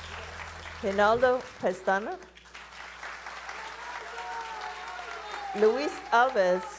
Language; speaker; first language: Portuguese; non-native, learner; English